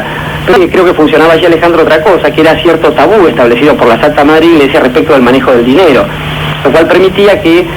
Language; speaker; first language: Spanish; native; Spanish